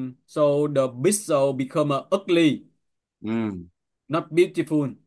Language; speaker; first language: English; non-native, learner; Vietnamese